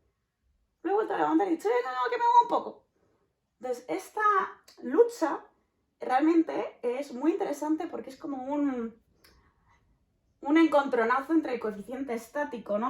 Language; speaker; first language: Spanish; native; Spanish